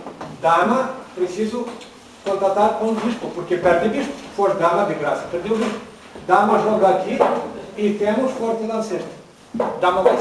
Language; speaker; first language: Portuguese; non-native, learner; Ukrainian